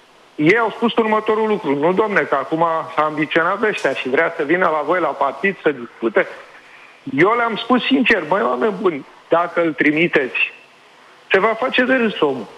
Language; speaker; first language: Romanian; native; Romanian